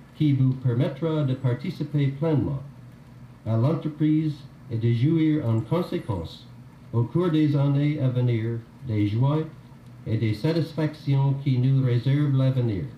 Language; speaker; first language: French; non-native, fluent; English